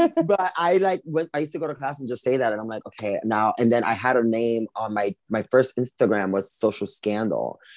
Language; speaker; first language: English; early bilingual, other home language; Spanish